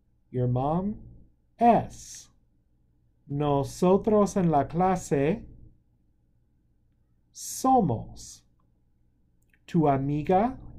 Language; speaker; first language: Spanish; non-native, fluent; English